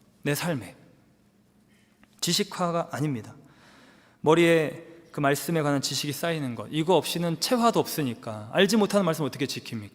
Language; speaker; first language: Korean; native; Korean